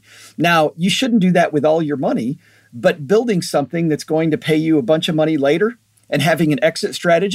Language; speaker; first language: English; native; English